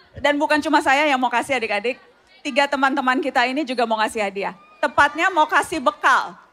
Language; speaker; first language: Indonesian; native; Indonesian